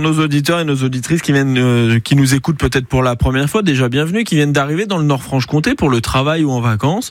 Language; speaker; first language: French; native; French